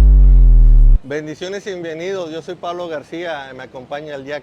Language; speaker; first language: Spanish; native; Spanish